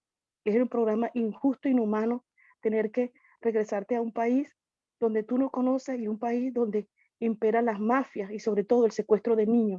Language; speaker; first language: Spanish; native; Spanish